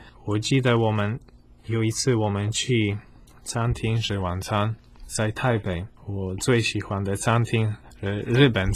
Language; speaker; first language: Chinese; non-native, fluent; Polish